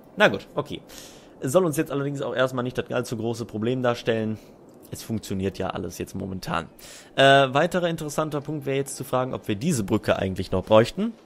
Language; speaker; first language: German; native; German